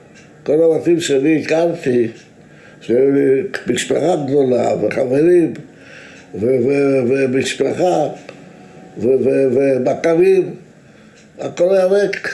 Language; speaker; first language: Hebrew; non-native, fluent; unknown